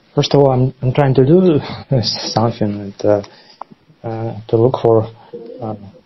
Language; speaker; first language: English; non-native, learner; Russian